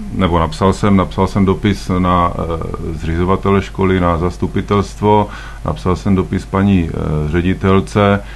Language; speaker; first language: Czech; native; Czech